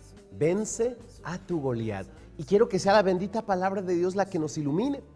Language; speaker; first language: Spanish; native; Spanish